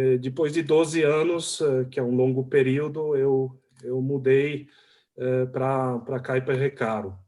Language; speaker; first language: Portuguese; early bilingual, other home language; German